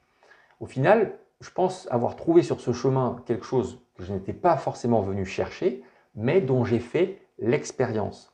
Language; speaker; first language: French; native; French